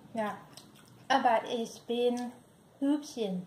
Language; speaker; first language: German; non-native, learner; Thai